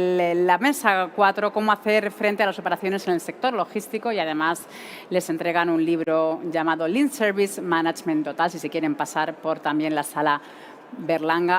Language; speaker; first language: Spanish; native; Spanish